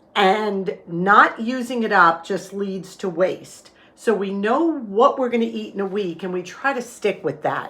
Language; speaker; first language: English; native; English